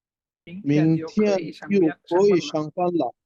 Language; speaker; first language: Chinese; non-native, learner; Bangla